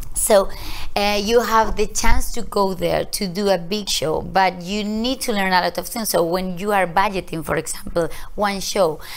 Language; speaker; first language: English; non-native, learner; Spanish